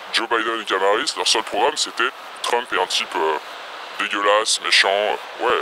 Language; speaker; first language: French; native; French